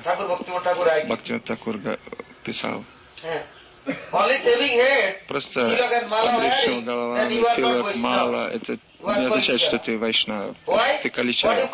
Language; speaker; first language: Russian; non-native, learner; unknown